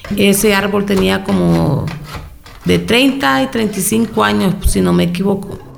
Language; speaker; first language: Spanish; native; Spanish